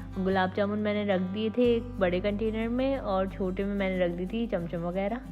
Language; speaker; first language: Urdu; native; Urdu